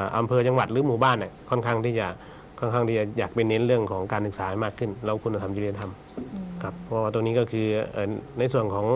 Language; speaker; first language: Thai; native; Thai